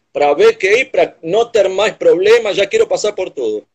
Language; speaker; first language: Portuguese; non-native, learner; Spanish